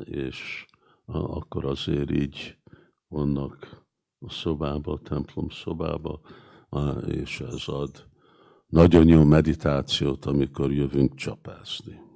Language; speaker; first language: Hungarian; early bilingual, heritage; Hungarian